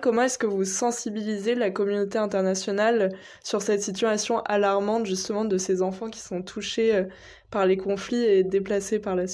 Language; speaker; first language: French; native; French